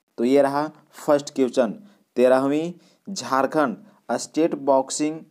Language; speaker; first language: Hindi; native; Hindi